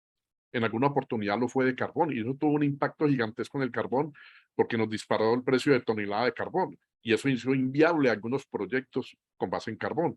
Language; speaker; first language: Spanish; native; Spanish